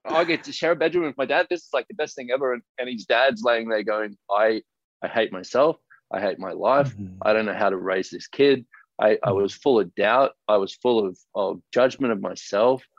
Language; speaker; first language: English; native; English